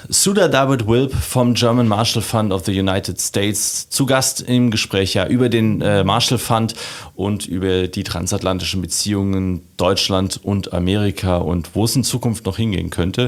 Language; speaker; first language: German; native; German